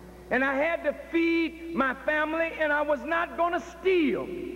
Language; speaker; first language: English; native; English